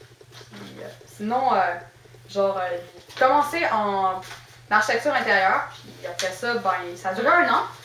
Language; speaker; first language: French; native; French